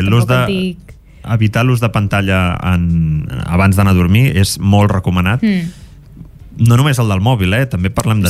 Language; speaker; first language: Catalan; native; Catalan